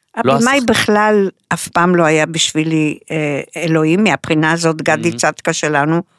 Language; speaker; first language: Hebrew; non-native, fluent; Romanian